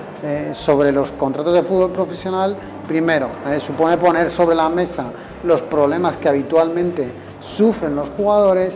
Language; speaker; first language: Spanish; native; Spanish